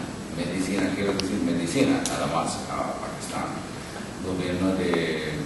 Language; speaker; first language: Spanish; non-native, local second language; Urdu